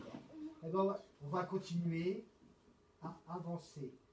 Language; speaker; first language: French; native; French